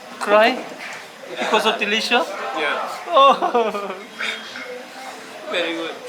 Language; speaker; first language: English; non-native, learner; Korean